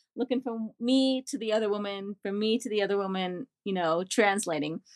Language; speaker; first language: English; native; English